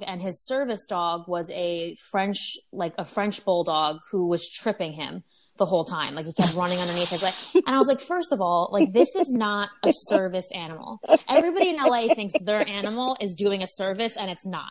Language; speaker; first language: English; native; English